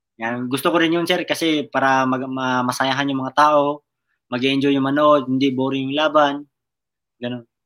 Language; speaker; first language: Filipino; non-native, local second language; Cebuano